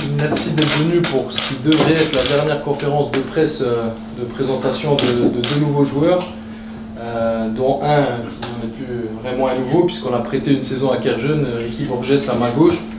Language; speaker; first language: French; native; French